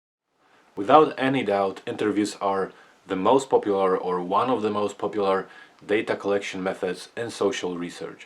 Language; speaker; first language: English; non-native, fluent; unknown